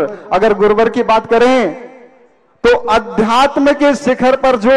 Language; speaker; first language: Hindi; native; Hindi